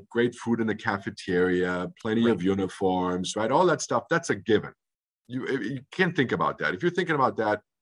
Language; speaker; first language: English; early bilingual, other home language; German